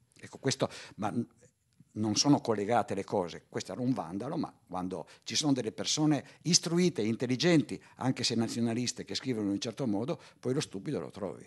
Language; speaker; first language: Italian; native; Italian